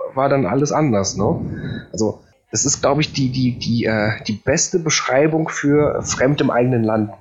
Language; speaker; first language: German; early bilingual, other home language; Polish